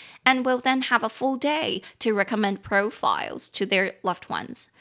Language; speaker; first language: English; non-native, fluent; Chinese